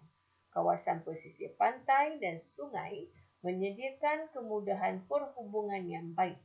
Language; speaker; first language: Malay; native; Malay